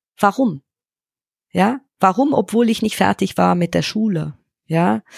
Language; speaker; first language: German; non-native, fluent; English